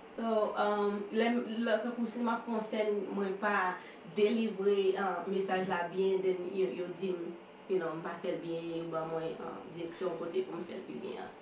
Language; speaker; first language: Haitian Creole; early bilingual, heritage; Haitian Creole